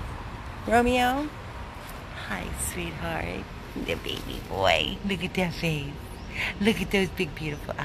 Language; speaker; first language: English; native; English